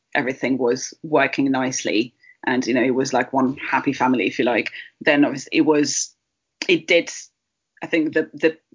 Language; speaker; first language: English; early bilingual, heritage; Spanish